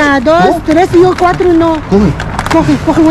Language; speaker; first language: Spanish; non-native, learner; Filipino